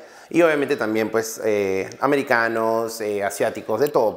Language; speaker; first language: Spanish; native; Spanish